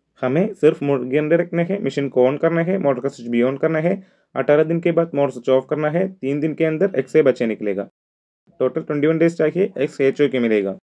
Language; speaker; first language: Hindi; non-native, local second language; Malayalam